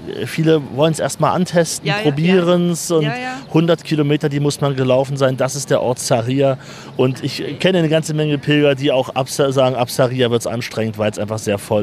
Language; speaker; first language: German; native; German